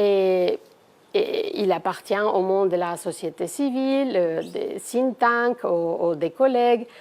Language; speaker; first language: French; non-native, fluent; Spanish